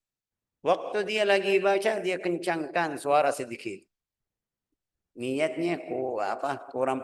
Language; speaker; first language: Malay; non-native, fluent; Arabic